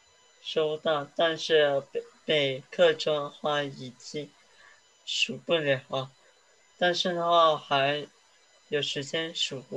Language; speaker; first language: Chinese; early bilingual, heritage; Chinese